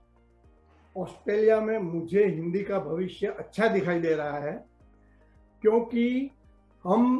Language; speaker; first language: Hindi; native; Hindi